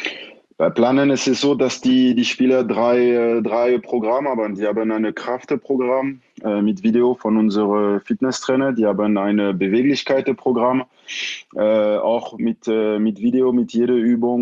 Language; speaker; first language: German; non-native, fluent; French